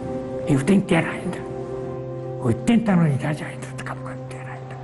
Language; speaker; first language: Portuguese; non-native, learner; Korean